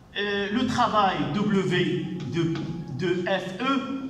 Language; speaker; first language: French; non-native, local second language; Arabic